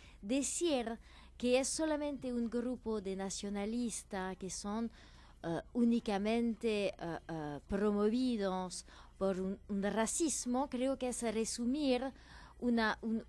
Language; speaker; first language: Spanish; non-native, fluent; French